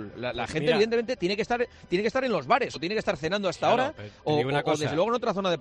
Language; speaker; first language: Spanish; native; Spanish